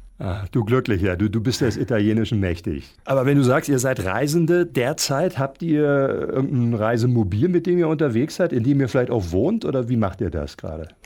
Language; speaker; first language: German; native; German